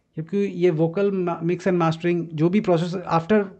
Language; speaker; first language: Hindi; non-native, local second language; Bangla